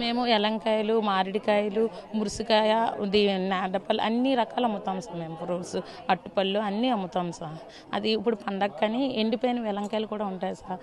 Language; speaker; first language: Telugu; native; Telugu